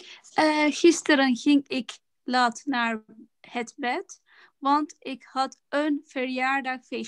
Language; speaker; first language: Dutch; non-native, learner; Turkish